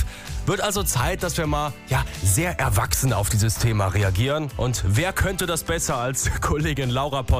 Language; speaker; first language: German; native; German